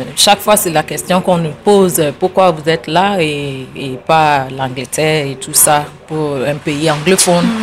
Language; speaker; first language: French; non-native, fluent; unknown